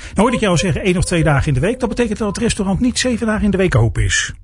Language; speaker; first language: Dutch; native; Dutch